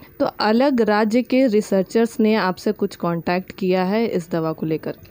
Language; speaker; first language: Hindi; native; Hindi